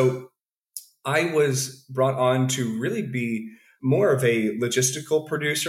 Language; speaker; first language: English; native; English